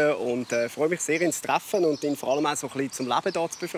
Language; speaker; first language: German; native; German